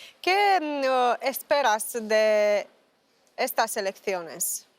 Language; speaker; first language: Spanish; non-native, fluent; Romanian